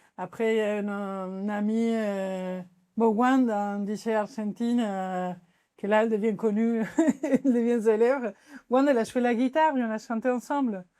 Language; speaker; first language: French; non-native, fluent; Spanish